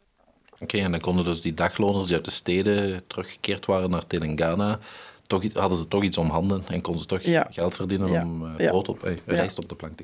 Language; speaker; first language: Dutch; native; Dutch